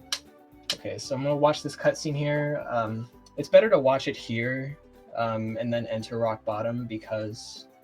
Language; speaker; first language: English; native; English